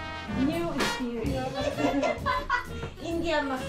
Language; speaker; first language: English; non-native, learner; Korean